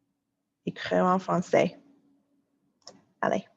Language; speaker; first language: French; non-native, fluent; English